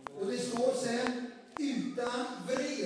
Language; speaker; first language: Swedish; non-native, fluent; Portuguese